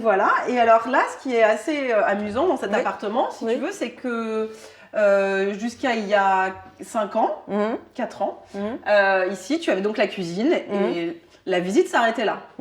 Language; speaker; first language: French; native; French